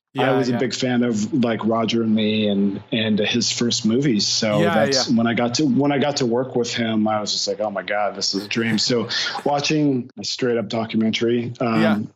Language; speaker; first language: English; native; English